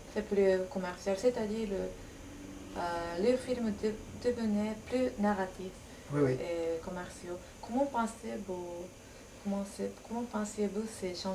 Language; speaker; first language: French; non-native, fluent; Japanese